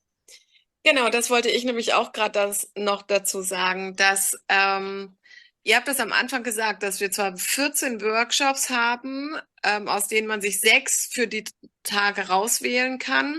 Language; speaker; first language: German; native; German